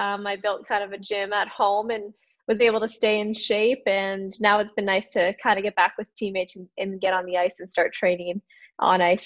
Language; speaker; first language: English; native; English